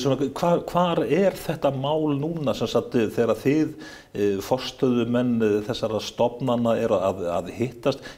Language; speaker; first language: Icelandic; native; Icelandic